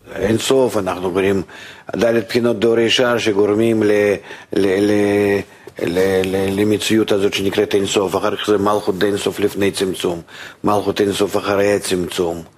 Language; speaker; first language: Hebrew; non-native, fluent; Russian